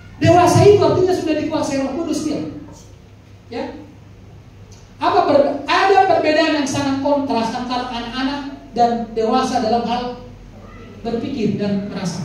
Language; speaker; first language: Indonesian; non-native, local second language; Batak Toba